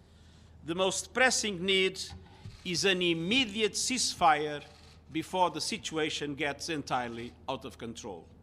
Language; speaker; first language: English; non-native, fluent; Portuguese